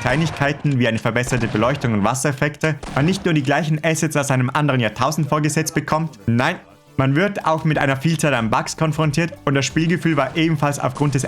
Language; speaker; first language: German; native; German